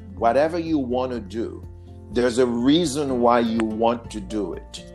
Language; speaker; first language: English; non-native, fluent; Haitian Creole